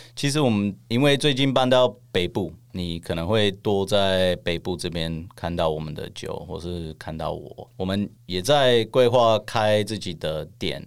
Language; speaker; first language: Chinese; non-native, fluent; English